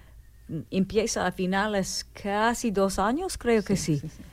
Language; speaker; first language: Spanish; non-native, learner; English